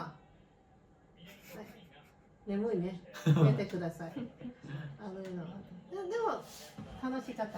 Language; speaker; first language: Japanese; non-native, learner; English